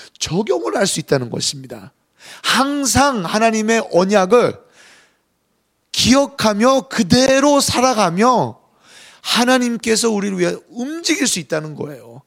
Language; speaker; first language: Korean; native; Korean